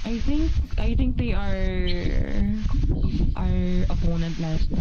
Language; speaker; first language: English; non-native, local second language; Filipino